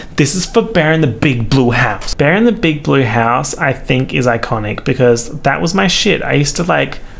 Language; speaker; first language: English; native; English